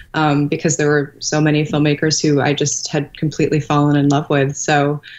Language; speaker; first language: English; native; English